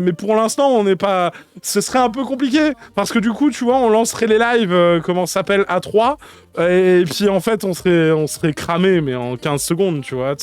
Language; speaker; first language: French; native; French